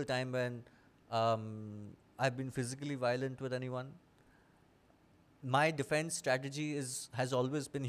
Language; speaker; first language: English; non-native, local second language; Bangla